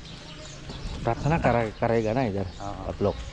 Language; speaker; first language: Hindi; non-native, local second language; Mizo